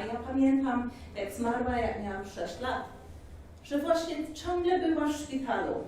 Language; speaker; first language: Polish; early bilingual, heritage; Polish